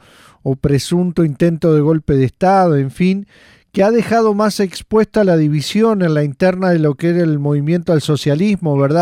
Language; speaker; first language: Spanish; native; Spanish